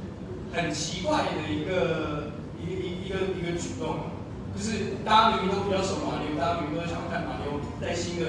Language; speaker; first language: Chinese; native; Chinese